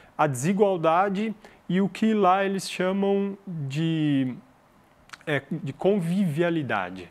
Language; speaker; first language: Portuguese; early bilingual, other home language; Arabic